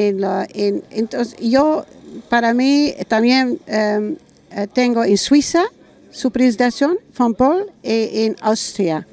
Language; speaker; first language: Spanish; non-native, learner; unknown